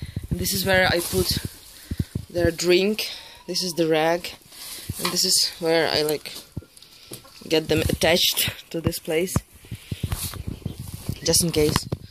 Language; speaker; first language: English; non-native, fluent; Ukrainian